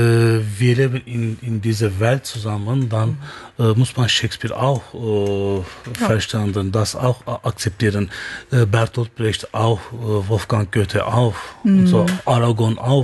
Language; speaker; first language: German; non-native, learner; Turkish